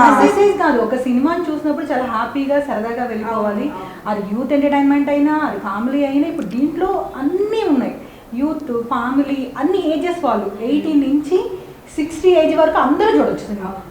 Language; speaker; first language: Telugu; native; Telugu